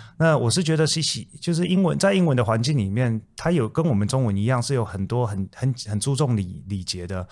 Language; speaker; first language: Chinese; native; Chinese